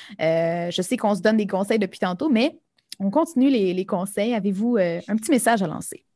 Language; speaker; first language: French; native; French